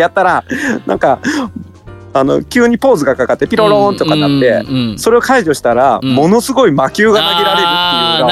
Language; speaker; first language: Japanese; native; Japanese